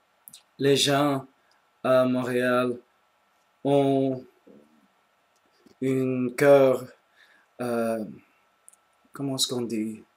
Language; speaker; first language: French; non-native, local second language; English